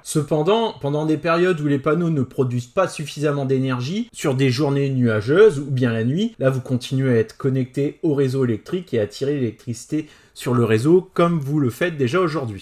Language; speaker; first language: French; native; French